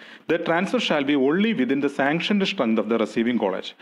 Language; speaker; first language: English; non-native, local second language; Malayalam